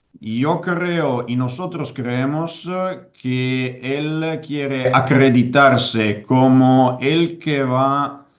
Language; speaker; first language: Spanish; non-native, fluent; Italian